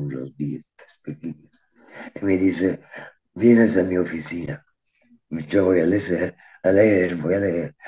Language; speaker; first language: Spanish; non-native, fluent; Italian